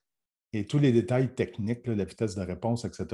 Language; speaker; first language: French; native; French